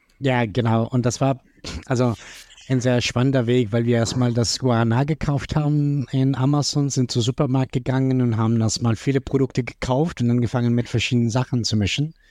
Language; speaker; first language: German; non-native, fluent; Spanish